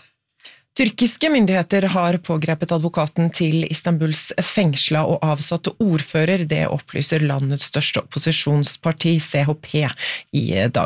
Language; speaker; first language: Norwegian; native; Norwegian